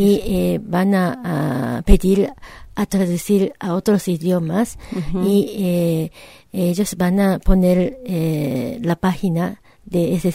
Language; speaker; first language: Spanish; non-native, fluent; Japanese